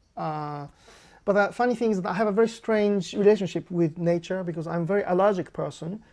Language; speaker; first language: English; non-native, fluent; Japanese